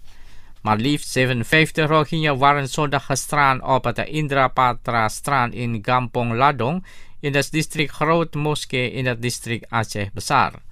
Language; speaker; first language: Dutch; non-native, fluent; Indonesian